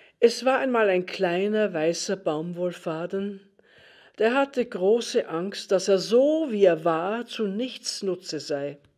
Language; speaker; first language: German; native; German